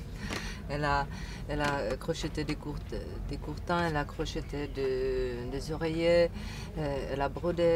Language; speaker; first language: French; non-native, fluent; Czech